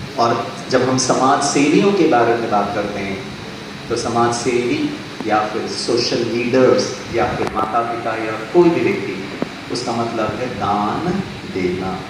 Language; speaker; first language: Hindi; non-native, local second language; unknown